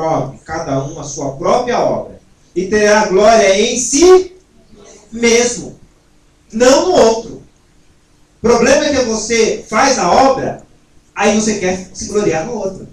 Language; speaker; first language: Portuguese; native; Portuguese